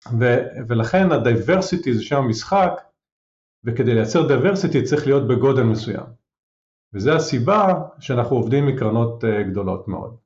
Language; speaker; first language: Hebrew; native; Hebrew